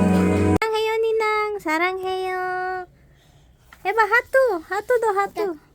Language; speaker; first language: Korean; non-native, fluent; Filipino